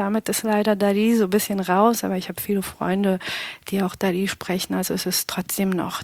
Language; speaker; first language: German; early bilingual, other home language; Pashto